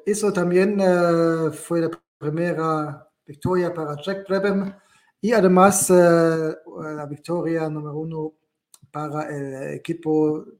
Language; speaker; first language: Spanish; non-native, learner; German